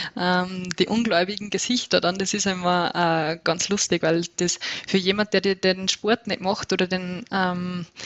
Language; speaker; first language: German; native; German